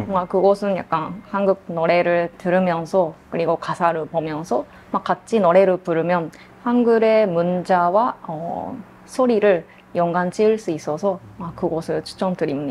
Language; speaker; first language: Korean; non-native, fluent; Japanese